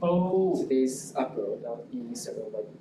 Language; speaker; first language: English; non-native, local second language; Japanese